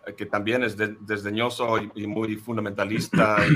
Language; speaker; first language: Spanish; non-native, fluent; English